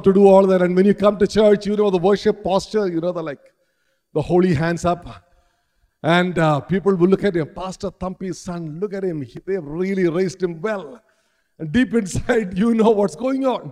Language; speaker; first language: English; non-native, local second language; Malayalam